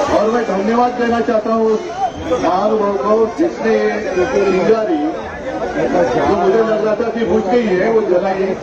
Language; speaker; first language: Hindi; non-native, local second language; Marathi